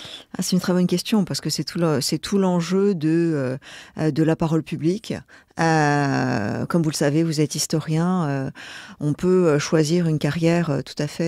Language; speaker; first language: French; native; French